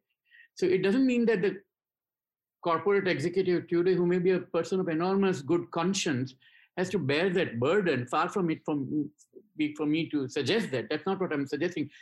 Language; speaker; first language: English; non-native, local second language; Gujarati